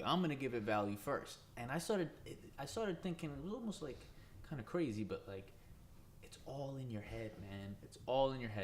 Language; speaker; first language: English; native; English